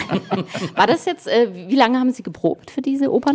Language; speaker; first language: German; native; German